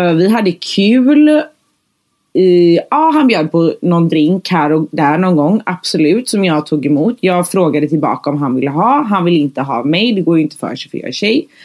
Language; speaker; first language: Swedish; native; Swedish